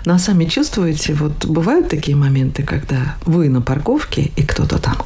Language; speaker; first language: Russian; native; Russian